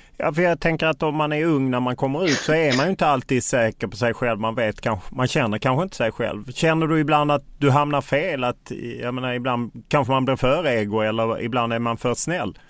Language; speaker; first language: Swedish; native; Swedish